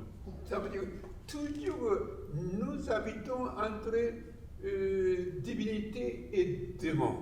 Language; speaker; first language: French; non-native, learner; Japanese